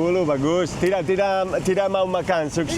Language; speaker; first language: Indonesian; non-native, learner; Spanish